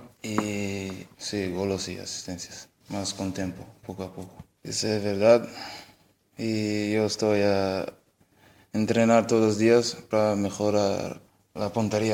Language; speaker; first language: Spanish; non-native, learner; Portuguese